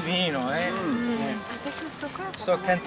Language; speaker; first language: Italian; early bilingual, heritage; Italian